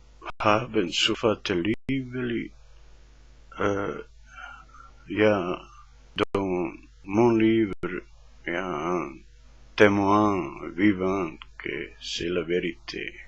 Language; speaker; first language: French; non-native, fluent; Croatian